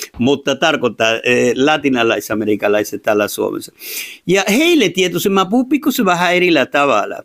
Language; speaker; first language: Finnish; non-native, fluent; Spanish